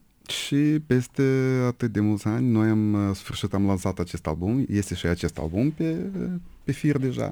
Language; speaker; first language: Romanian; non-native, local second language; Russian